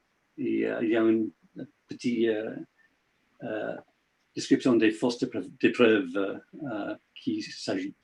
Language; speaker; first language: French; non-native, learner; English